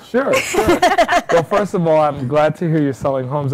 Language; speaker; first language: English; native; English